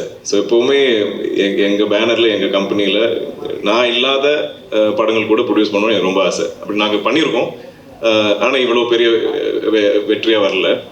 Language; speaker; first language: Tamil; non-native, local second language; Malayalam